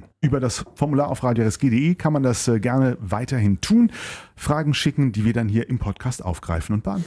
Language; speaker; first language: German; native; German